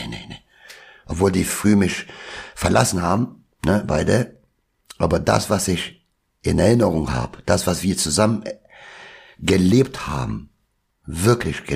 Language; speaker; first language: German; non-native, local second language; Albanian